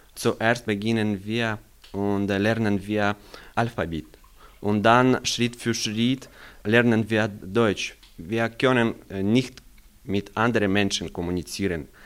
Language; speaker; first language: German; non-native, learner; Russian